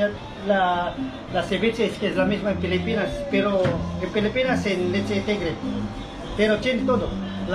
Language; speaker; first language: Spanish; non-native, learner; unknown